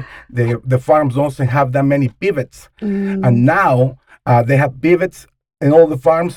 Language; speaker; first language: English; non-native, learner; Spanish